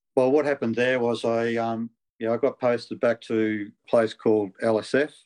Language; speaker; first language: English; native; English